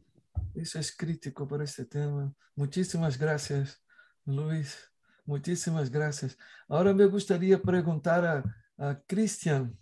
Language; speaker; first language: Spanish; non-native, fluent; Portuguese